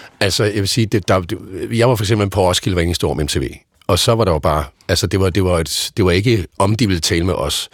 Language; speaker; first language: Danish; native; Danish